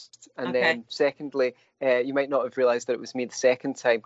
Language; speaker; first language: English; native; English